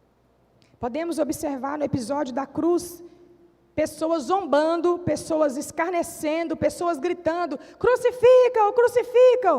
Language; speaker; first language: Portuguese; native; Portuguese